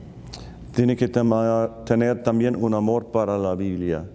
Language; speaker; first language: Spanish; non-native, fluent; English